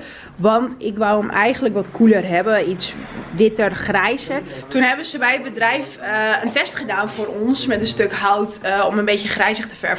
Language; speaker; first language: Dutch; native; Dutch